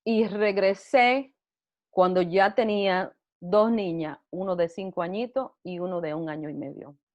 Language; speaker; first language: Spanish; early bilingual, heritage; Spanish